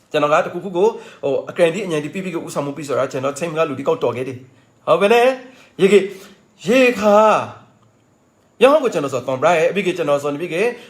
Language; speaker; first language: Burmese; native; Burmese